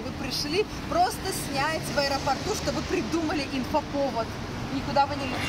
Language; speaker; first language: Russian; native; Russian